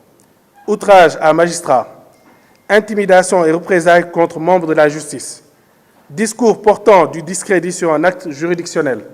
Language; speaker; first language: French; non-native, local second language; Wolof